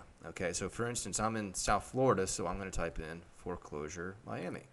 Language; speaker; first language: English; native; English